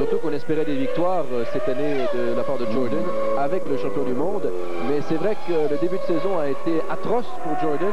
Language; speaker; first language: French; native; French